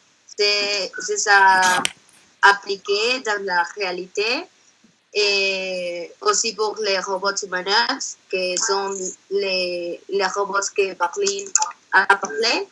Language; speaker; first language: French; non-native, learner; Spanish